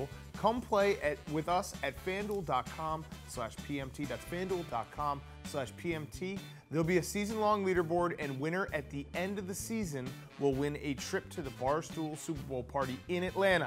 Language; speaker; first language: English; native; English